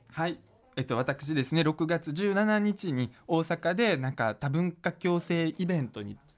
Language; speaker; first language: Japanese; early bilingual, other home language; Russian